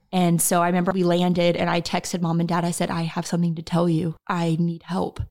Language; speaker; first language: English; native; English